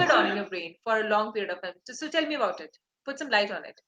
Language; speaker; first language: English; non-native, fluent; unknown